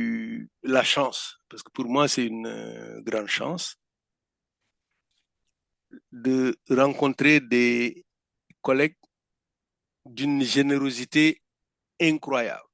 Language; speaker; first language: French; non-native, local second language; Fula